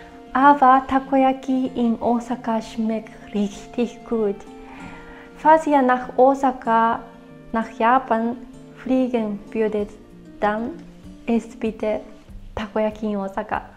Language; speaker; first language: German; non-native, fluent; Japanese